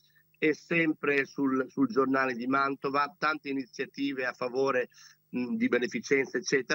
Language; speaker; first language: Italian; native; Italian